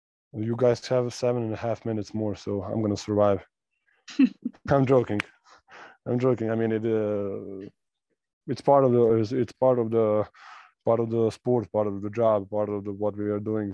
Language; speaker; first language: English; non-native, fluent; Serbian